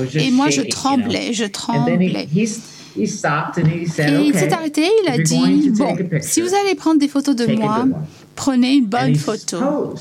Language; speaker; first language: French; non-native, learner; English